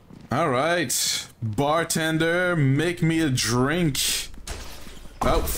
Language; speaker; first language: English; native; English